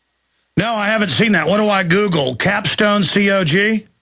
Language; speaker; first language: English; native; English